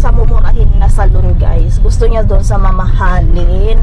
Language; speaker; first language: Filipino; native; Filipino